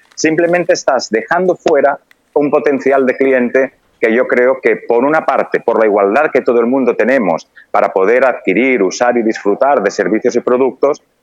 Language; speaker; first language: Spanish; native; Spanish